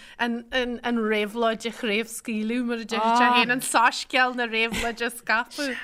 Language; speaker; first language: Irish; native; Irish